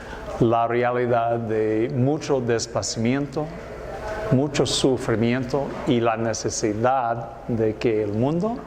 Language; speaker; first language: Spanish; non-native, fluent; English